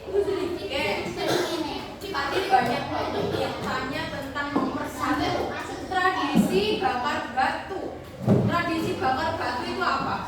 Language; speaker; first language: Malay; non-native, local second language; Javanese